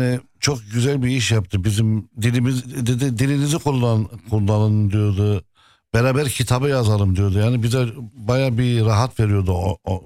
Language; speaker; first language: Turkish; non-native, fluent; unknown